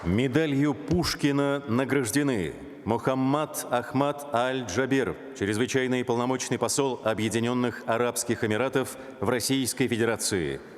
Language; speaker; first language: Russian; native; Russian